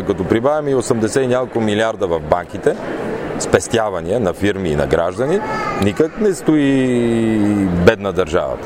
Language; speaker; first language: Bulgarian; native; Bulgarian